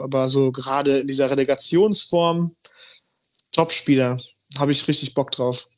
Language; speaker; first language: German; native; German